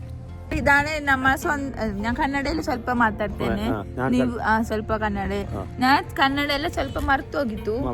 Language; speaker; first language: Kannada; non-native, local second language; Malayalam